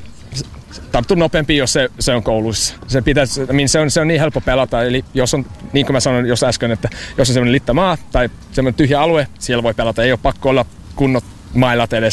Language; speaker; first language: Finnish; non-native, fluent; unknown